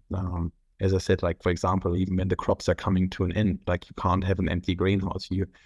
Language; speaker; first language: English; non-native, fluent; German